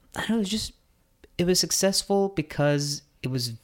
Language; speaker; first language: English; early bilingual, other home language; Hindi